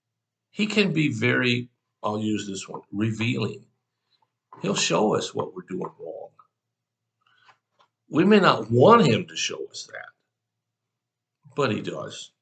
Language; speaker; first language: English; native; English